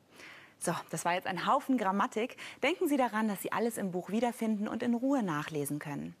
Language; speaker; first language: German; native; German